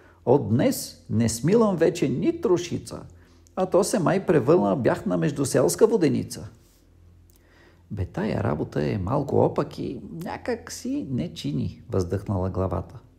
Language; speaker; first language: Bulgarian; native; Bulgarian